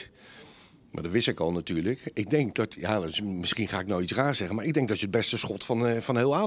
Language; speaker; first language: Dutch; native; Dutch